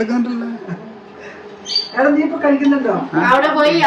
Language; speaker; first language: Malayalam; non-native, learner; Nepali